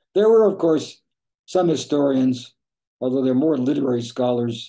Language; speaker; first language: English; native; English